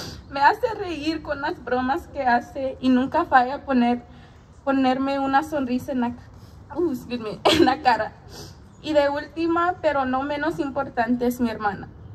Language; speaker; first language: Spanish; early bilingual, heritage; Spanish